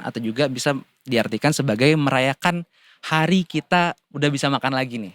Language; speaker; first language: Indonesian; native; Indonesian